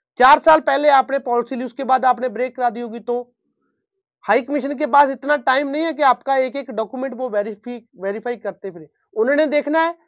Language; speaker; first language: Hindi; non-native, local second language; Punjabi